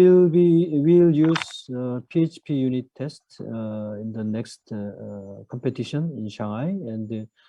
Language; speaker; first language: English; non-native, learner; Korean